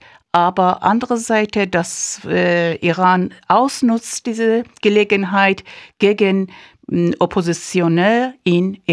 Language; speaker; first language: German; non-native, fluent; Persian